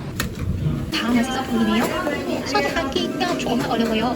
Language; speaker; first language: Korean; non-native, learner; Cantonese